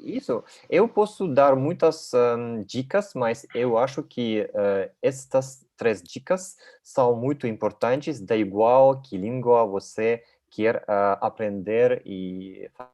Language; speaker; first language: Portuguese; non-native, learner; Russian